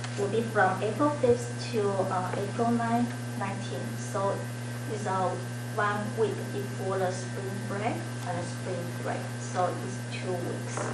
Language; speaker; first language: English; non-native, learner; Chinese